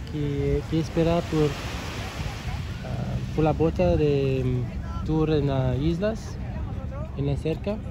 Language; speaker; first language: Spanish; non-native, learner; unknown